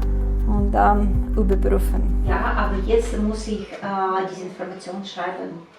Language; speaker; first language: German; non-native, learner; Ukrainian